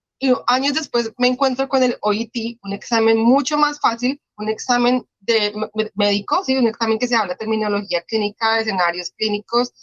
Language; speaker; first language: Spanish; native; Spanish